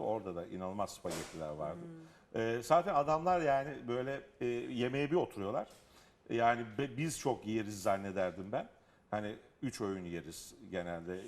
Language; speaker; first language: Turkish; non-native, fluent; Italian